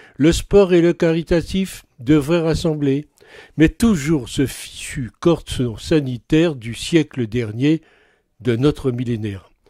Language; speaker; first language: French; native; French